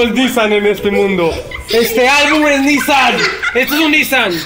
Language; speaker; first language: Spanish; native; Spanish